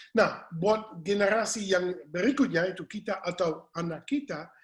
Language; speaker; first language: Indonesian; non-native, fluent; English